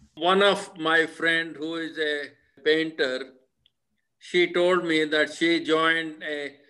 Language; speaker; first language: English; non-native, local second language; Punjabi